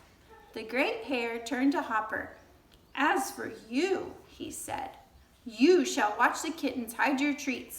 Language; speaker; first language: English; native; English